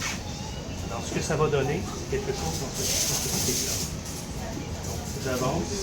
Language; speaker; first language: French; native; French